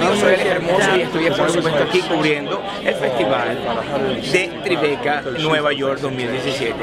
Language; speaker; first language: Spanish; native; Spanish